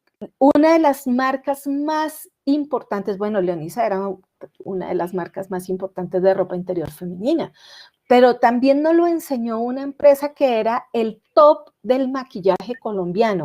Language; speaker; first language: Spanish; native; Spanish